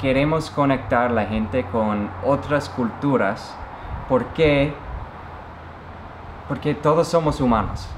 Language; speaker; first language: Spanish; non-native, fluent; English